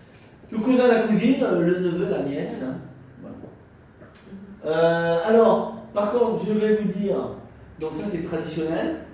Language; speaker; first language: French; non-native, fluent; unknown